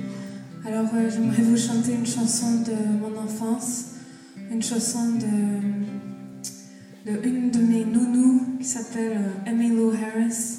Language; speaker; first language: French; early bilingual, other home language; English